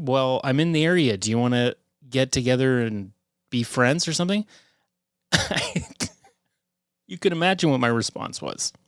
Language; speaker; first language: English; native; English